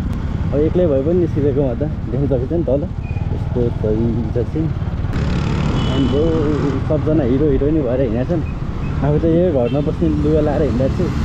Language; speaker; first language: Nepali; native; Nepali